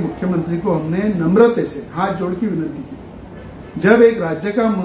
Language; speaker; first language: Hindi; non-native, local second language; Marathi